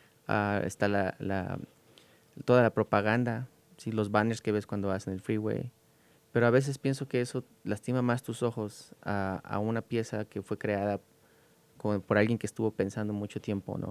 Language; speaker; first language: Spanish; native; Spanish